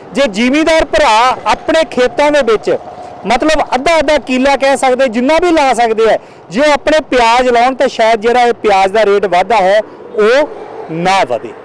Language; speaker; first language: Hindi; non-native, local second language; Punjabi